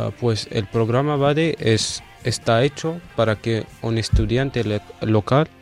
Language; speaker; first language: Spanish; non-native, fluent; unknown